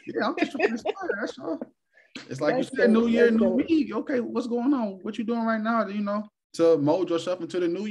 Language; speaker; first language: English; native; English